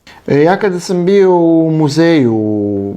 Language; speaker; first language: Serbian; native; Serbian